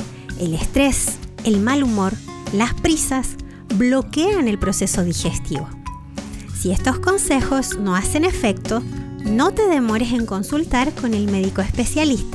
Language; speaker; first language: Spanish; native; Spanish